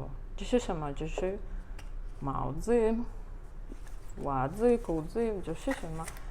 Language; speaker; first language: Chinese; non-native, learner; Russian